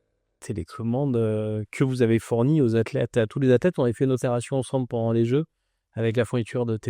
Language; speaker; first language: French; native; French